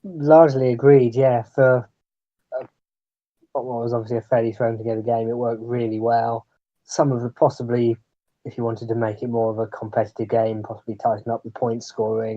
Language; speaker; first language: English; native; English